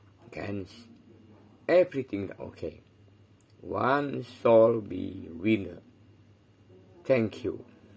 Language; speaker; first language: English; non-native, learner; Indonesian